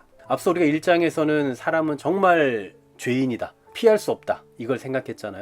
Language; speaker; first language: Korean; native; Korean